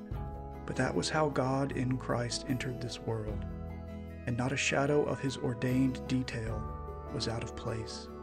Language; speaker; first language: English; native; English